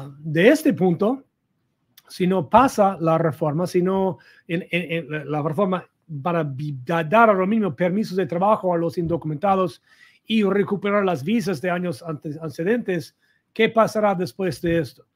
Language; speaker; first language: Spanish; non-native, fluent; English